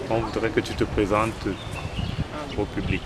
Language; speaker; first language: French; native; French